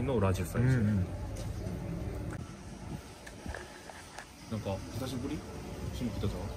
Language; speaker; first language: Japanese; non-native, fluent; Korean